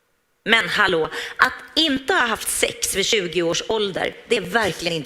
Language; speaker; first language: Swedish; native; Swedish